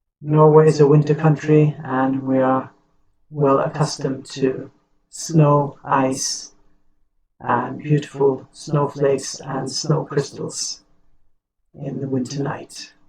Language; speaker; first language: English; non-native, fluent; Norwegian